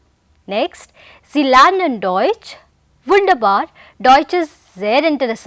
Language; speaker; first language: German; non-native, fluent; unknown